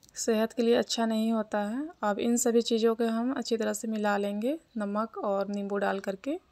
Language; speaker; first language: Hindi; native; Hindi